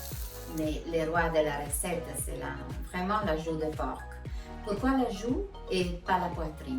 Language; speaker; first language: French; non-native, fluent; Italian